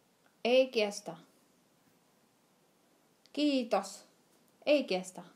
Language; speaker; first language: Finnish; non-native, fluent; Russian